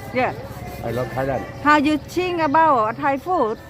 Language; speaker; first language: English; non-native, learner; Thai